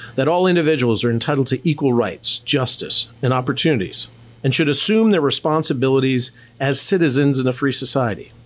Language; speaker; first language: English; native; English